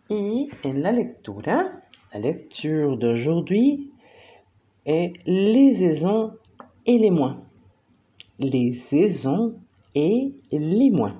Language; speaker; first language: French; non-native, fluent; Spanish